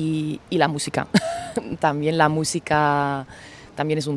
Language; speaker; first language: Spanish; non-native, fluent; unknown